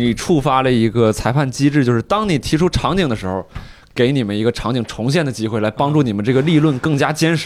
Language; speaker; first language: Chinese; native; Chinese